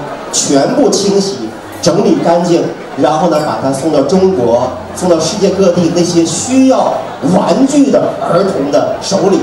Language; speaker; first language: Chinese; native; Chinese